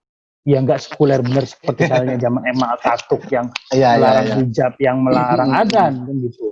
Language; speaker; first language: Indonesian; native; Indonesian